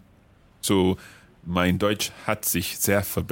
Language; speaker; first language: German; non-native, learner; English